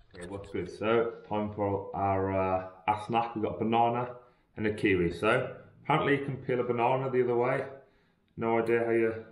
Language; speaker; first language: English; native; English